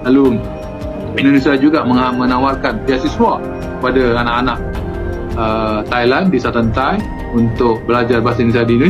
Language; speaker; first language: Indonesian; non-native, fluent; Malay